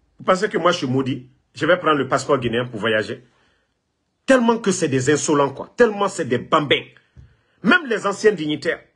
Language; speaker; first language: French; non-native, local second language; Mandingo